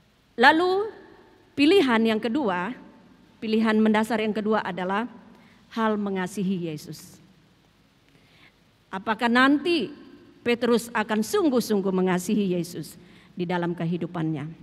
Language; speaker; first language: Indonesian; native; Indonesian